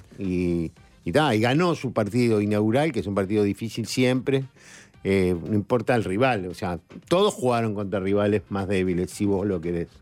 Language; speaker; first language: Spanish; native; Spanish